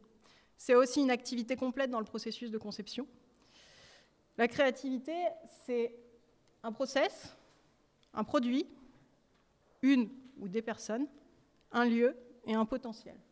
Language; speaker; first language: French; native; French